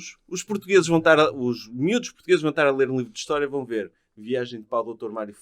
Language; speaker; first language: Portuguese; native; Portuguese